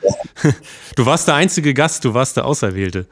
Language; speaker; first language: German; native; German